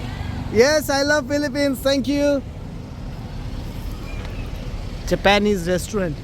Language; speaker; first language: English; non-native, learner; Bangla